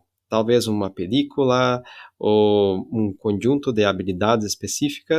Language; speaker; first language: Spanish; non-native, fluent; Portuguese